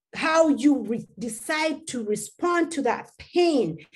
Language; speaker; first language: English; non-native, local second language; Masai